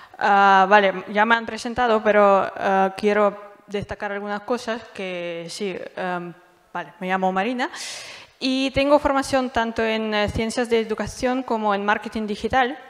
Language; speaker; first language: Spanish; non-native, fluent; Russian